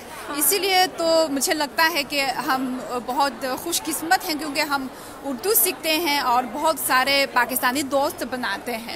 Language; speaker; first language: Hindi; non-native, fluent; Chinese